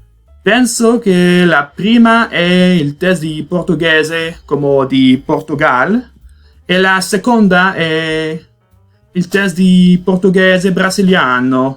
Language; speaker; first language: Italian; non-native, learner; Portuguese